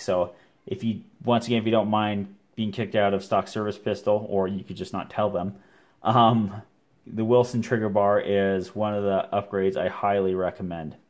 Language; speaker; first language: English; native; English